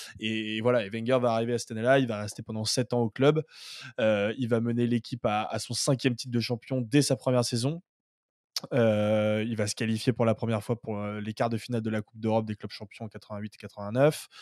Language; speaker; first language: French; native; French